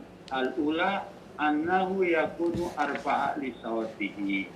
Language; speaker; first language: Arabic; non-native, fluent; Indonesian